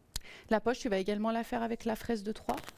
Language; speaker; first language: French; native; French